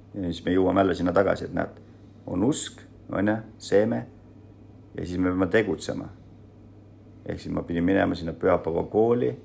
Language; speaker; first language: Estonian; early bilingual, other home language; Russian